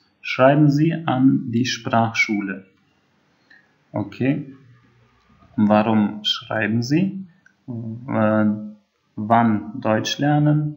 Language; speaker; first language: German; non-native, fluent; Albanian